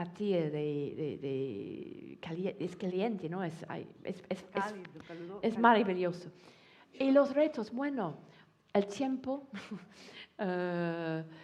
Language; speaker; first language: Spanish; non-native, fluent; English